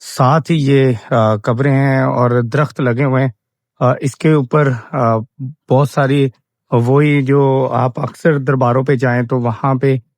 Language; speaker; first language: Urdu; non-native, local second language; Punjabi